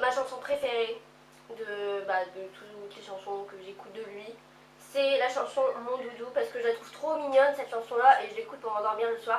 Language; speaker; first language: French; native; French